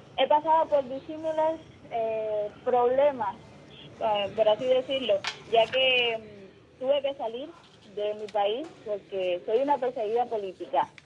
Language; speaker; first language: Spanish; native; Spanish